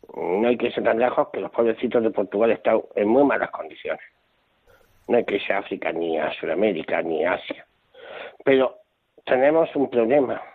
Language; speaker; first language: Spanish; native; Spanish